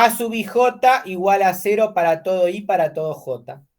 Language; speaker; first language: Spanish; native; Spanish